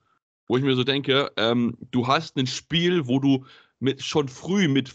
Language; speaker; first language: German; native; German